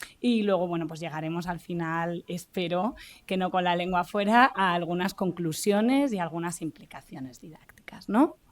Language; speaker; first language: Spanish; native; Spanish